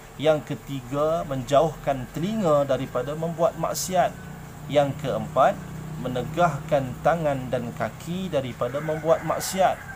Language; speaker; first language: Malay; native; Malay